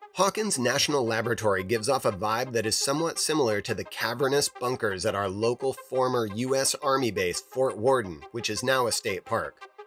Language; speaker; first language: English; native; English